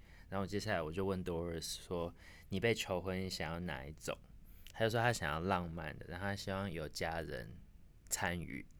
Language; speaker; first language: Chinese; native; Chinese